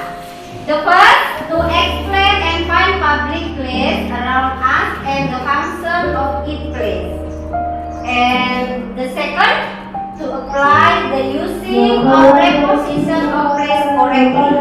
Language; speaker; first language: English; non-native, learner; Indonesian